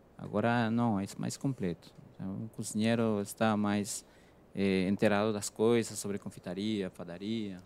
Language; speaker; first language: Portuguese; non-native, fluent; Spanish